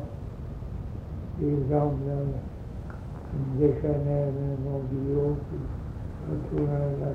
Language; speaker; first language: French; native; French